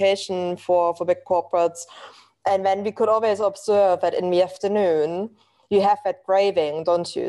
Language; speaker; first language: English; non-native, fluent; German